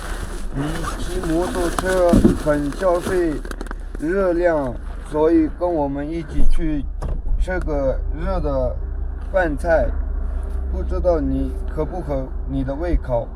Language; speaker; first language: Chinese; non-native, local second language; Tibetan